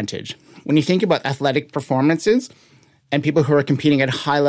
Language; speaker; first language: English; native; English